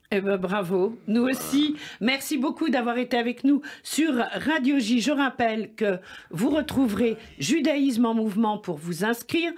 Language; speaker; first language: French; native; French